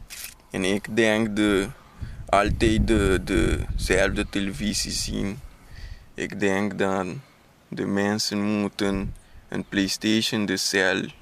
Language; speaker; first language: Dutch; non-native, learner; Papiamento